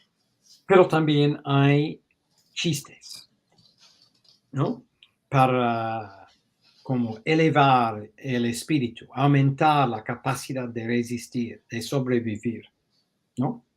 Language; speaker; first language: Spanish; non-native, fluent; English